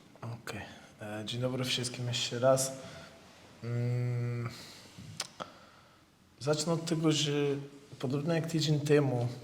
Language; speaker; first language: Polish; non-native, fluent; Portuguese